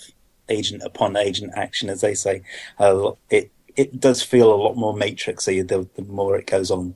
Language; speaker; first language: English; native; English